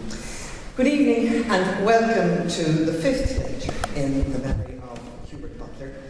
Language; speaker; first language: English; native; English